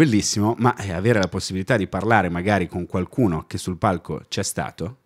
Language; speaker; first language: Italian; native; Italian